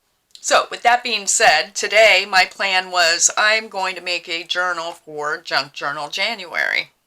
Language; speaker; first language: English; native; English